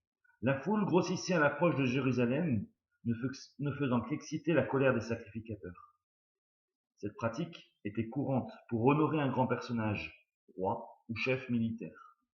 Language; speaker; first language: French; native; French